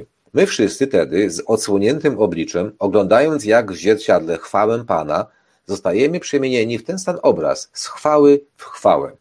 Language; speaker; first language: Polish; native; Polish